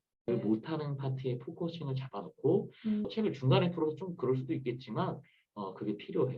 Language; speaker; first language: Korean; native; Korean